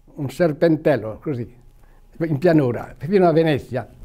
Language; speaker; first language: Italian; native; Italian